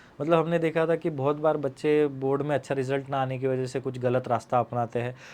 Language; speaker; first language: Hindi; non-native, local second language; Marathi